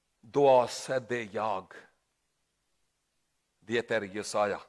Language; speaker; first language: Swedish; non-native, learner; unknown